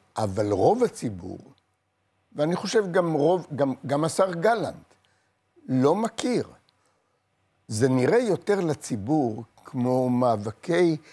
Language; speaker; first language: Hebrew; native; Hebrew